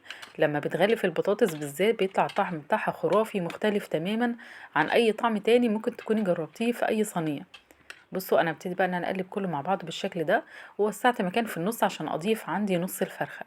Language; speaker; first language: Arabic; native; Arabic